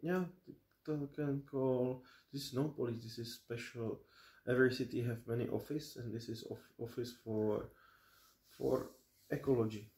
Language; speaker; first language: English; non-native, learner; Czech